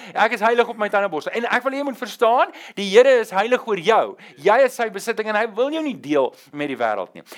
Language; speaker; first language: Afrikaans; native; Afrikaans